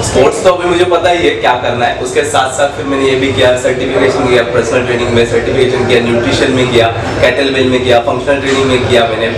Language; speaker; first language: Hindi; native; Hindi